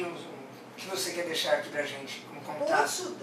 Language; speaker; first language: Portuguese; native; Portuguese